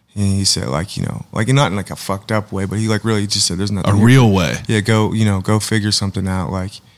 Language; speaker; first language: English; native; English